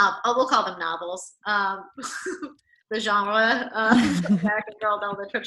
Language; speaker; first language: English; native; English